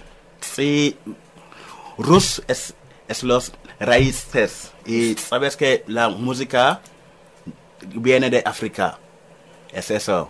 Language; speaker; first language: Spanish; non-native, learner; Wolof